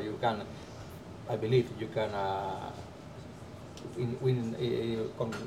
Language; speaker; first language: English; non-native, learner; Spanish